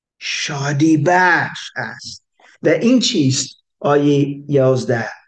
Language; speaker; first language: Persian; non-native, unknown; English